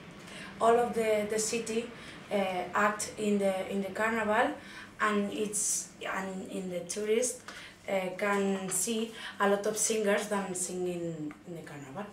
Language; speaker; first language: English; non-native, learner; Spanish